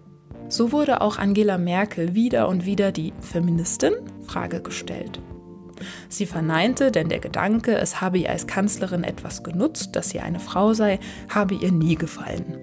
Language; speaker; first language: German; native; German